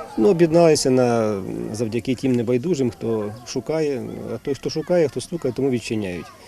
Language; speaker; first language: Ukrainian; non-native, local second language; Russian